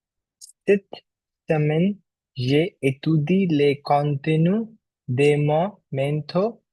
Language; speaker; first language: French; non-native, learner; Bangla